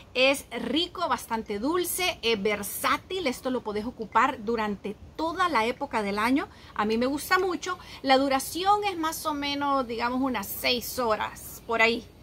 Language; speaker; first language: Spanish; native; Spanish